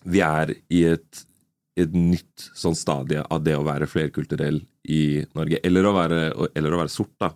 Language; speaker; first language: Norwegian; early bilingual, other home language; Nigerian Pidgin